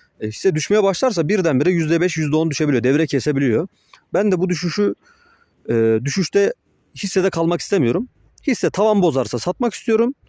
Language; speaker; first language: Turkish; native; Turkish